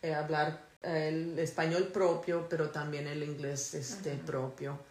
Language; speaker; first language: Spanish; early bilingual, other home language; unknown